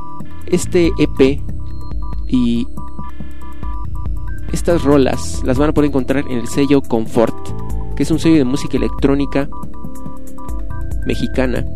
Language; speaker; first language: Spanish; native; Spanish